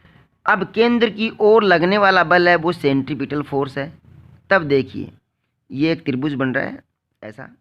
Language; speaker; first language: Hindi; native; Hindi